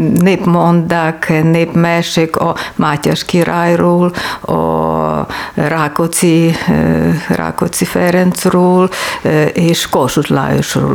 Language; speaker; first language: Hungarian; non-native, learner; Ukrainian